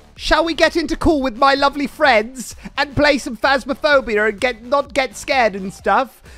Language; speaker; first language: English; native; English